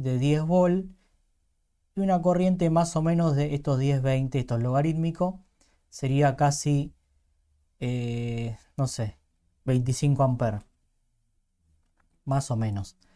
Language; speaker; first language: Spanish; native; Spanish